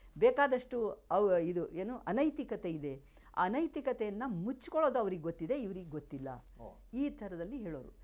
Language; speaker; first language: Kannada; non-native, local second language; Lambadi